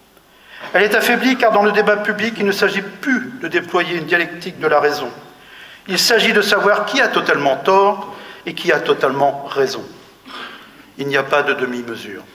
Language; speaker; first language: French; native; French